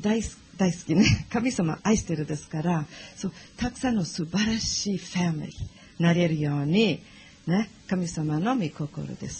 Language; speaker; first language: Japanese; non-native, learner; English